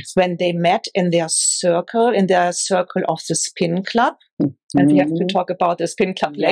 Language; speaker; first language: English; non-native, fluent; German